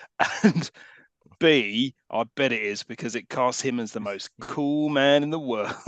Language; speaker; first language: English; native; English